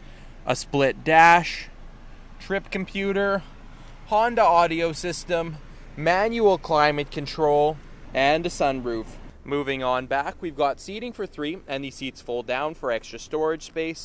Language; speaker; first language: English; native; English